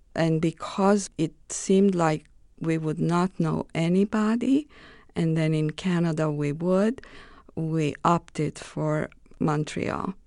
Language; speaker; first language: English; non-native, fluent; Romanian